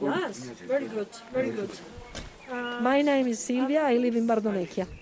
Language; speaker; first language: English; non-native, learner; Italian